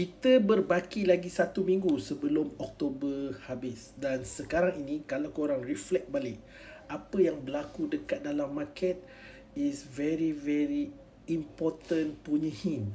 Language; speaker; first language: Malay; native; Malay